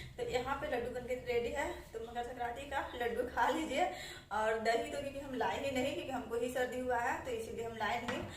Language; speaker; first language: Hindi; native; Hindi